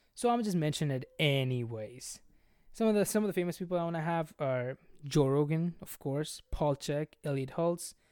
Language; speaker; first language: English; non-native, local second language; Bangla